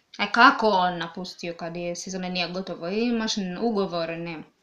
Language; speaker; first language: Serbian; non-native, learner; Swahili